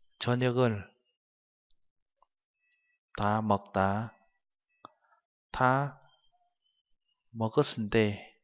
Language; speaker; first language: Korean; non-native, learner; Vietnamese